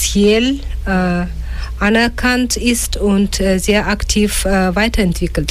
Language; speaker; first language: German; non-native, fluent; Russian